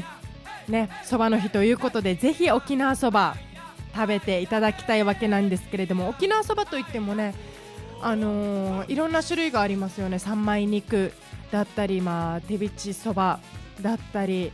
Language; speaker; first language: Japanese; native; Japanese